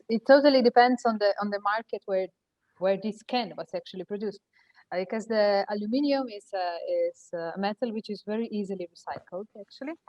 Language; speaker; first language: English; non-native, fluent; Slovenian